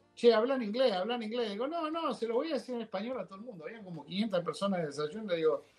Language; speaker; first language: Spanish; native; Spanish